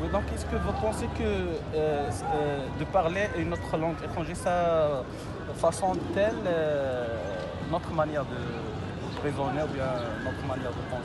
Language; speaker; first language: French; non-native, local second language; Arabic